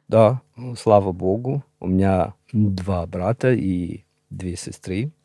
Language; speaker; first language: Russian; non-native, local second language; Shughni